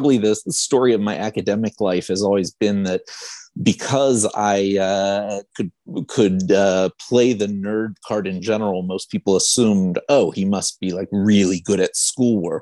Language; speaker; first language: English; native; English